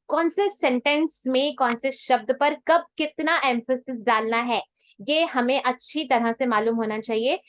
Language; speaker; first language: Hindi; non-native, local second language; Punjabi